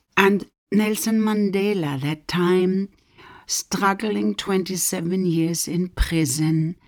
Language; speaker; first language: English; non-native, fluent; German